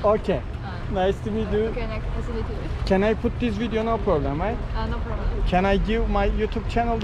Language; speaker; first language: English; non-native, learner; Turkish